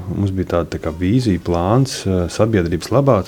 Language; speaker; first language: Latvian; native; Latvian